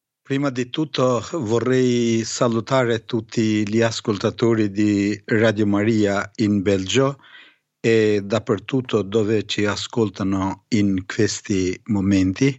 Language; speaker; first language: Italian; non-native, fluent; Albanian